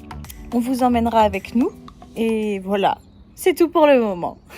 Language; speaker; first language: French; native; French